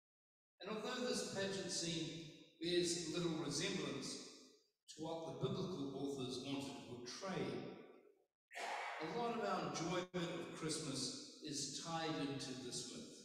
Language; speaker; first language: English; native; English